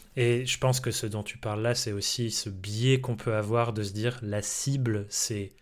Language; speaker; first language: French; early bilingual, other home language; English